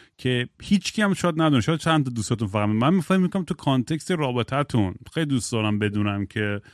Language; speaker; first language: Persian; native; Persian